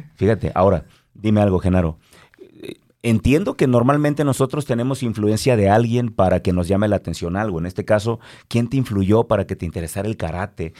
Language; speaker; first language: Spanish; native; Spanish